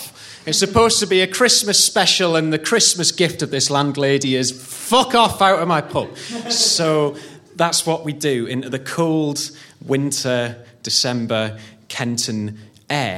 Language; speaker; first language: English; native; English